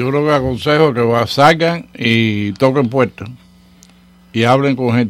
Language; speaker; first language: Spanish; native; Spanish